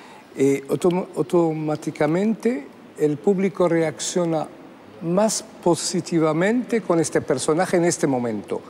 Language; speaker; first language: Spanish; non-native, fluent; Arabic